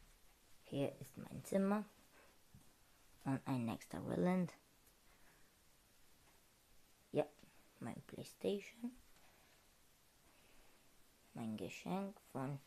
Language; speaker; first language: German; non-native, learner; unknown